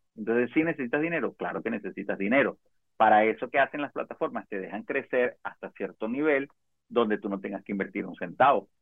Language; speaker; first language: Spanish; native; Spanish